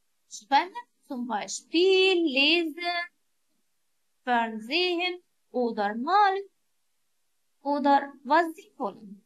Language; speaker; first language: German; non-native, learner; Arabic